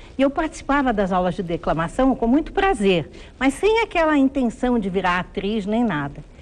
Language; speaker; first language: Portuguese; early bilingual, other home language; German